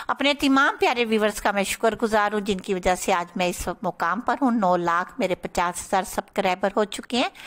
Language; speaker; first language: Urdu; native; Urdu